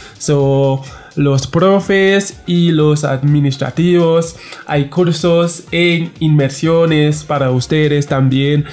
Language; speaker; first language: Spanish; non-native, fluent; English